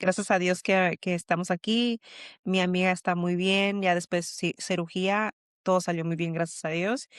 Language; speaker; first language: Spanish; early bilingual, heritage; Spanish